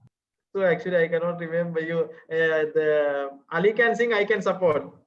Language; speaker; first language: English; non-native, fluent; Sinhala